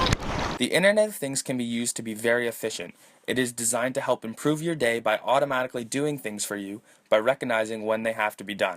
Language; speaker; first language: English; native; English